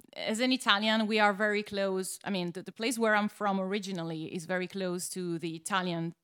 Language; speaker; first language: English; non-native, fluent; Italian